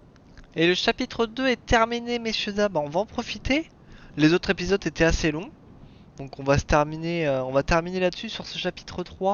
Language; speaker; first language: French; native; French